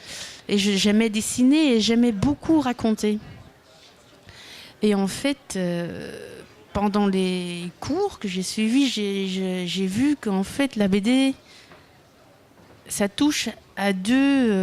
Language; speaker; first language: French; non-native, local second language; Dutch